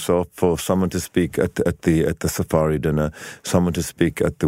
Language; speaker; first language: English; native; English